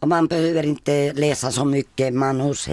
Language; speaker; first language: Swedish; non-native, fluent; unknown